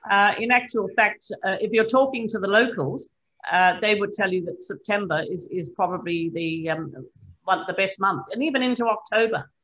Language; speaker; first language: English; native; English